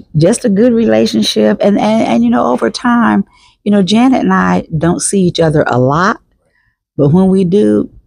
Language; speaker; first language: English; native; English